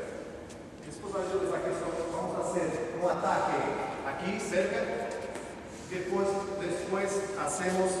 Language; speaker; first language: Spanish; non-native, learner; Portuguese